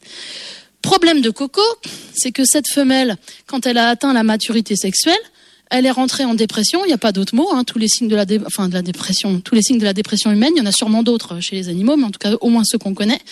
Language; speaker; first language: French; native; French